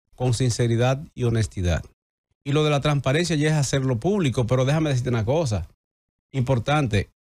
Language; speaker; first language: Spanish; native; Spanish